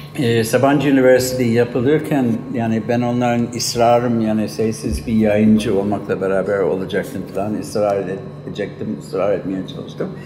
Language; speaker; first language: Turkish; non-native, fluent; English